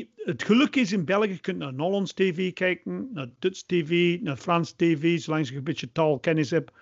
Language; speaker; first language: Dutch; non-native, fluent; English